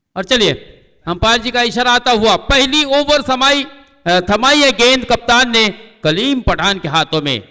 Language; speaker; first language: Hindi; non-native, local second language; Marathi